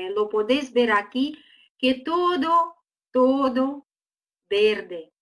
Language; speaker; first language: Spanish; non-native, fluent; Uzbek